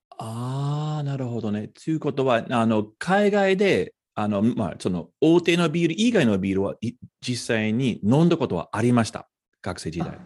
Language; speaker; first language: Japanese; non-native, fluent; English